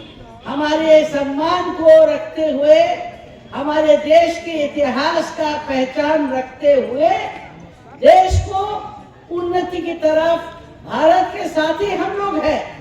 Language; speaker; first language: Hindi; non-native, local second language; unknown